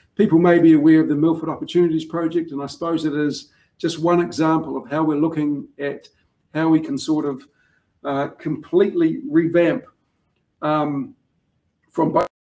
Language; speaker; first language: English; native; English